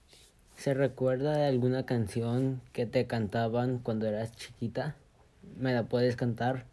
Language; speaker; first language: Spanish; early bilingual, heritage; Spanish